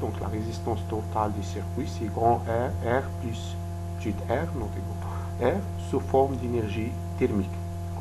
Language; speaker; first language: French; non-native, local second language; Arabic